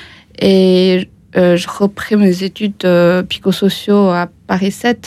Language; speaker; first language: French; non-native, fluent; Chinese